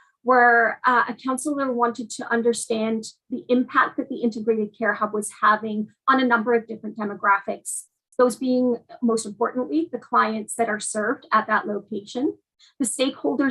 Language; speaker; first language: English; native; English